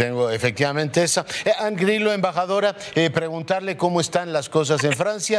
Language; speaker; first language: Spanish; native; Spanish